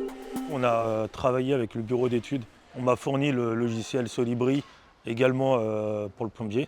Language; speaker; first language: French; native; French